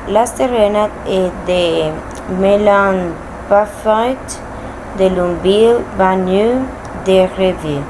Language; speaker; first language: French; non-native, learner; Spanish